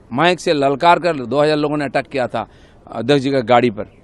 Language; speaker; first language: Hindi; non-native, local second language; Bangla